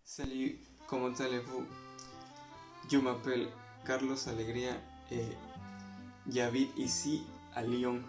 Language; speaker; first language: French; non-native, learner; Spanish